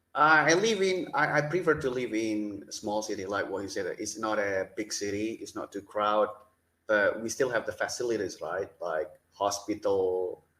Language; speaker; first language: English; non-native, learner; Indonesian